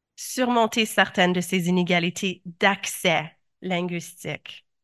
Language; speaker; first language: French; native; French